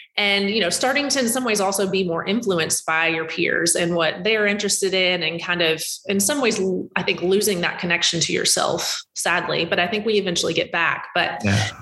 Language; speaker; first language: English; native; English